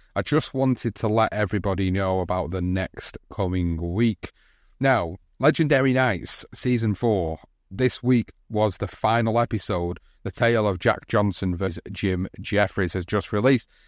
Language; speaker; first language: English; native; English